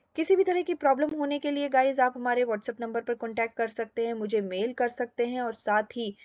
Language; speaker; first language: Hindi; native; Hindi